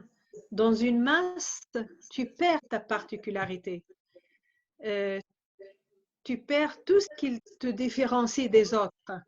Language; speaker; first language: French; non-native, fluent; Arabic